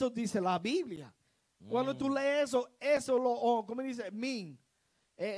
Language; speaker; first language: Spanish; non-native, learner; English